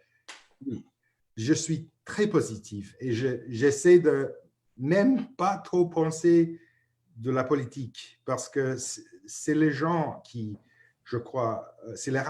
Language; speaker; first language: French; non-native, fluent; English